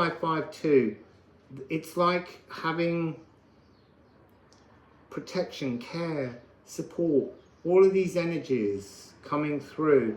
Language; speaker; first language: English; native; English